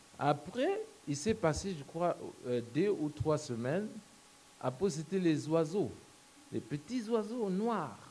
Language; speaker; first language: French; non-native, local second language; Lingala